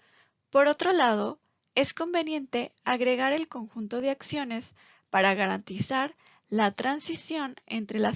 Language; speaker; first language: Spanish; native; Spanish